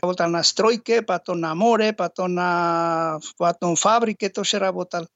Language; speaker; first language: Russian; non-native, learner; Basque